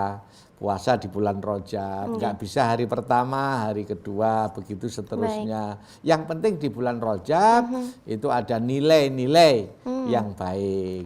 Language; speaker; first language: Indonesian; non-native, local second language; Javanese